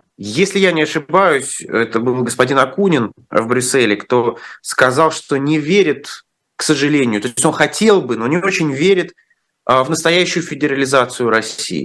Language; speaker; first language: Russian; native; Russian